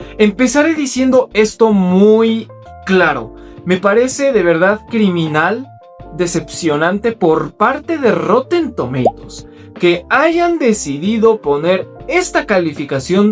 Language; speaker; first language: Spanish; native; Spanish